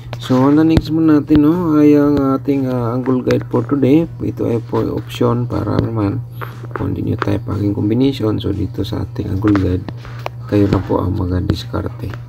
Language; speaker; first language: Filipino; non-native, local second language; Cebuano